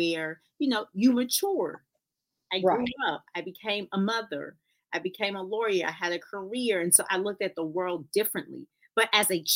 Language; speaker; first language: English; native; English